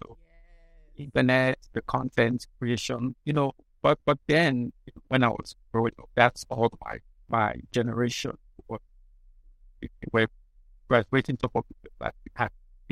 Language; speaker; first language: English; non-native, local second language; Igbo